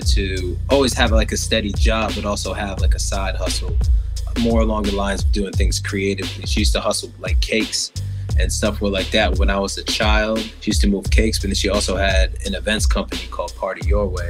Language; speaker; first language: English; native; English